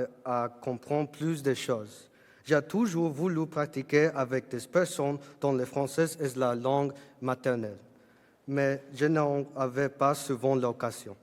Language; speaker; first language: French; non-native, learner; Spanish